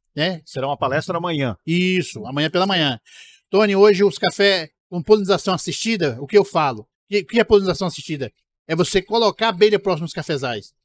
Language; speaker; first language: Portuguese; native; Portuguese